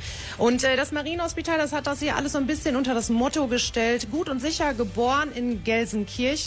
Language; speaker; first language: German; native; German